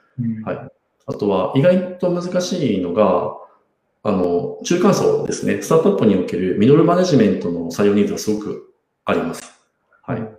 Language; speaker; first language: Japanese; native; Japanese